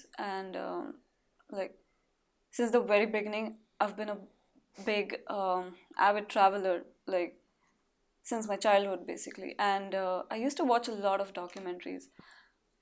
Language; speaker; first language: English; non-native, local second language; Marathi